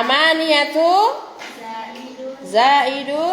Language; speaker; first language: Arabic; non-native, fluent; Indonesian